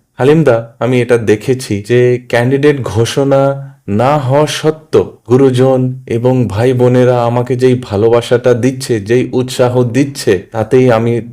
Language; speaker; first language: Bangla; early bilingual, heritage; Bangla